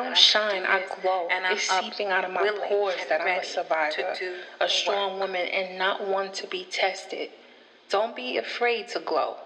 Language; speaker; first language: English; native; English